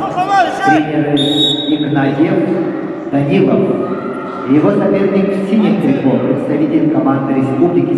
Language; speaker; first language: Russian; native; Russian